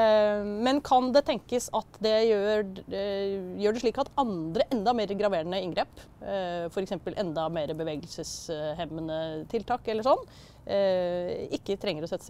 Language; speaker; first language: Norwegian; native; Norwegian